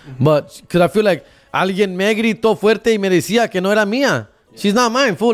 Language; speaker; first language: Spanish; early bilingual, other home language; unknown